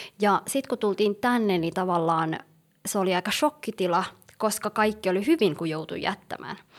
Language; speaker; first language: Finnish; early bilingual, other home language; Somali